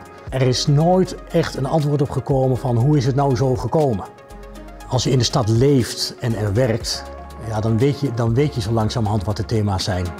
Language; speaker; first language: Dutch; native; Dutch